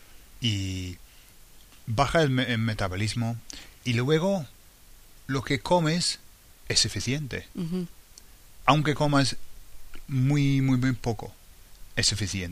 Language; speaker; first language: Spanish; non-native, fluent; English